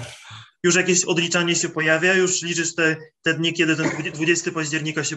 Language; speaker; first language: Polish; native; Polish